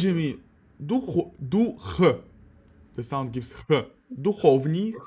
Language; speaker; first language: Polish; non-native, learner; Russian